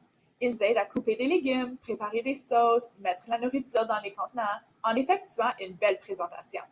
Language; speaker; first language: French; native; French